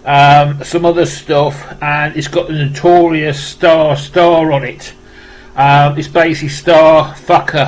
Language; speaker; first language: English; native; English